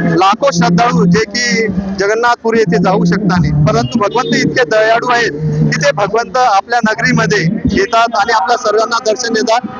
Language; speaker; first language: Marathi; non-native, local second language; Hindi